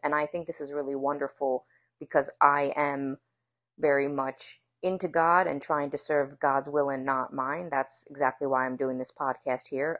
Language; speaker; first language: English; native; English